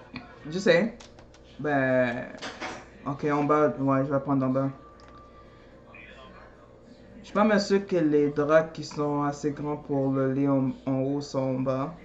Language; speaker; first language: French; native; French